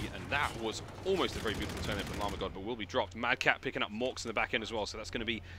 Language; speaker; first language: English; native; English